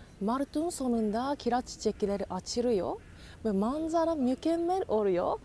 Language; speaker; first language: Turkish; non-native, learner; Japanese